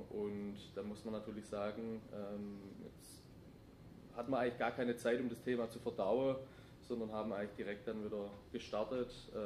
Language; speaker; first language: German; native; German